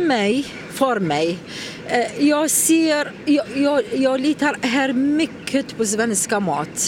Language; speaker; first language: Swedish; non-native, learner; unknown